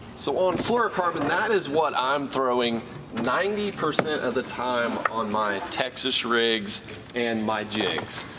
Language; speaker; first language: English; native; English